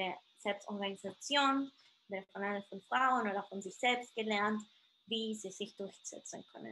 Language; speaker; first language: German; non-native, fluent; Spanish